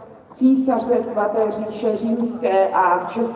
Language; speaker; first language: Czech; native; Czech